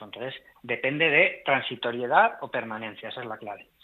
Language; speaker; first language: Spanish; native; Spanish